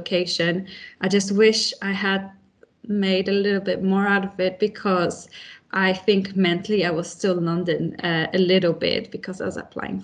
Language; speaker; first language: English; non-native, fluent; Polish